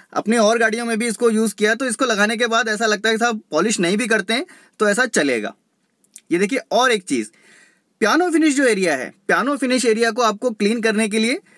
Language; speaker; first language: Hindi; native; Hindi